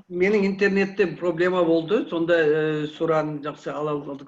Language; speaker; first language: Kyrgyz; non-native, learner; Kazakh